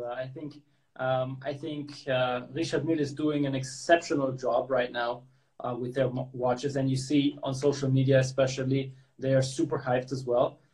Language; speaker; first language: English; non-native, local second language; German